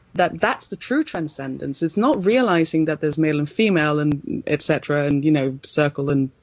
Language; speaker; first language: English; non-native, fluent; Swedish